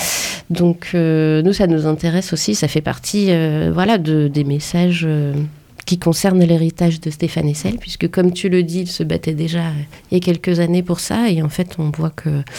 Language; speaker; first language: French; native; French